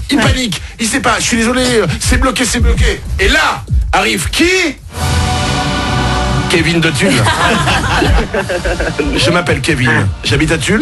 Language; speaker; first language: French; native; French